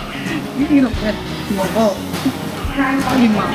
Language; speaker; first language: Korean; non-native, learner; Japanese